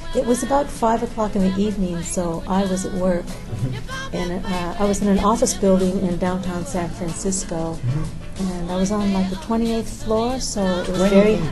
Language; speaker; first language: English; native; English